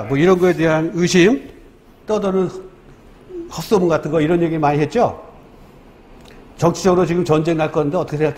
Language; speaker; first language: Korean; native; Korean